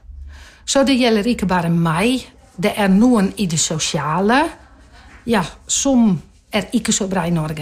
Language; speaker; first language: Norwegian; non-native, fluent; Dutch